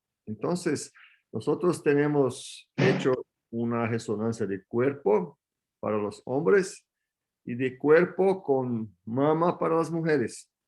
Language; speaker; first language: Spanish; non-native, fluent; Portuguese